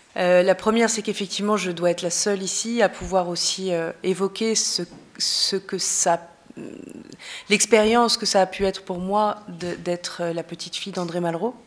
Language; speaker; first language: French; native; French